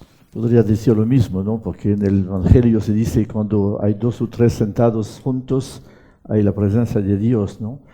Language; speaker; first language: Spanish; non-native, fluent; French